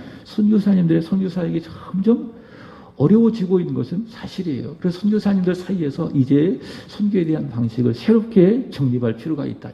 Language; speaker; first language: Korean; native; Korean